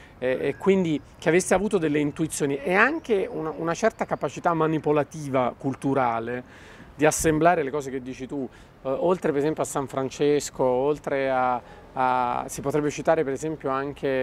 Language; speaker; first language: Italian; native; Italian